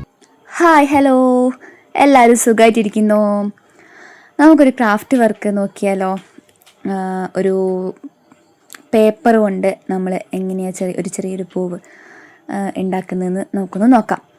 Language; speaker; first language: Malayalam; native; Malayalam